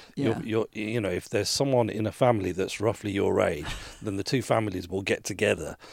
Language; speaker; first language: English; native; English